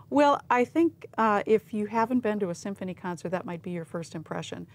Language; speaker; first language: English; native; English